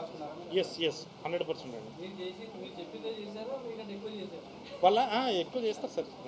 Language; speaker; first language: Telugu; native; Telugu